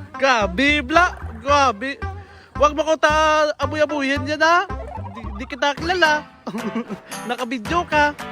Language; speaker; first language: Filipino; non-native, local second language; Hiligaynon